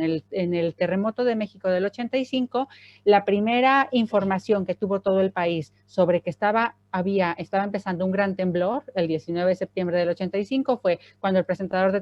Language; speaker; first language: Spanish; native; Spanish